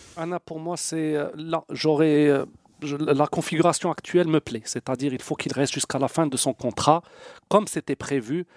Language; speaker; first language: French; non-native, local second language; Arabic